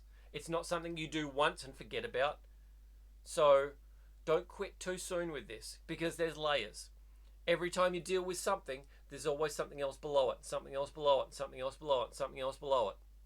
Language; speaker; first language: English; native; English